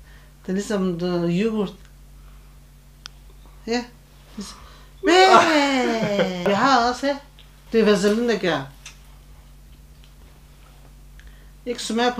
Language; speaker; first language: Danish; non-native, learner; Turkish